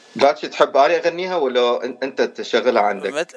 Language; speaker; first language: Arabic; native; Arabic